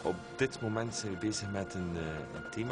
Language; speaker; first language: Dutch; native; Dutch